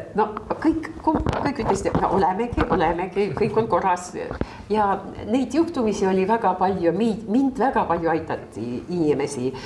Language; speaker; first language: Estonian; non-native, local second language; Russian